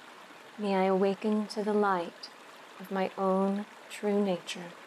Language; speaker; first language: English; native; English